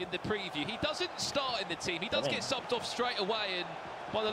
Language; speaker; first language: English; native; English